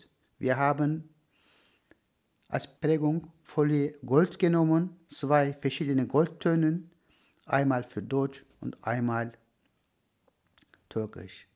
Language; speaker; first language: German; non-native, learner; Turkish